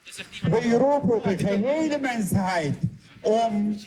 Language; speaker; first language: Dutch; non-native, fluent; Uyghur